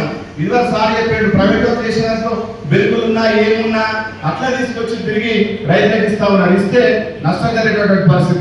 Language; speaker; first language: Telugu; native; Telugu